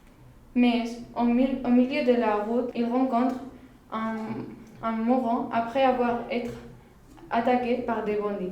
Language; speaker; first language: French; non-native, local second language; Spanish